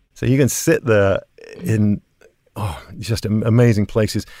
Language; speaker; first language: English; native; English